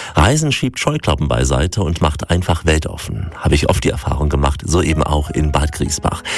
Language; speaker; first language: German; native; German